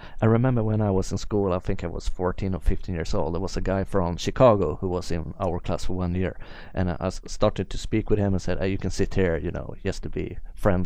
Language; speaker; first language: English; non-native, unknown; Swedish